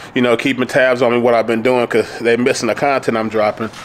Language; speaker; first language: English; native; English